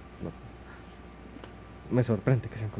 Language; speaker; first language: Spanish; native; Spanish